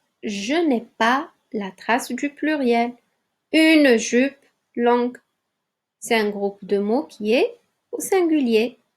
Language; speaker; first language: French; non-native, local second language; Arabic